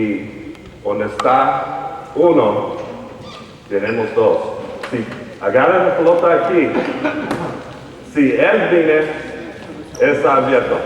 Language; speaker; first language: Spanish; early bilingual, heritage; Spanish